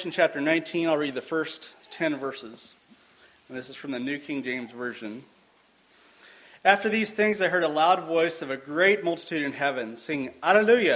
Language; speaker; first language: English; native; English